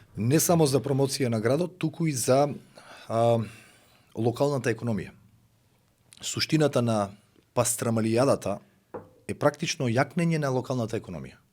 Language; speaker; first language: Macedonian; native; Macedonian